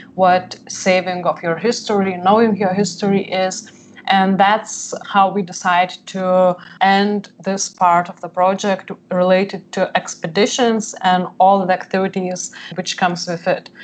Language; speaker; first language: English; non-native, fluent; Lithuanian